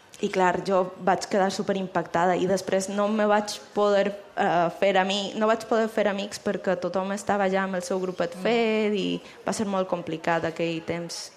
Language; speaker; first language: Catalan; early bilingual, other home language; Spanish